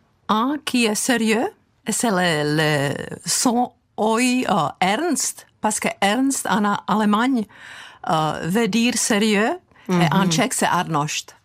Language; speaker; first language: French; non-native, fluent; Czech